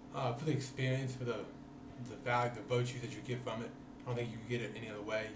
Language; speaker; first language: English; native; English